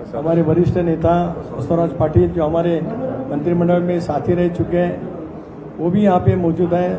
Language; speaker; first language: Hindi; non-native, local second language; Marathi